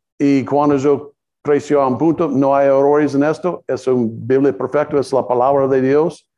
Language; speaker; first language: Spanish; non-native, learner; English